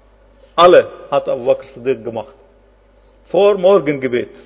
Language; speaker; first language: German; non-native, fluent; Arabic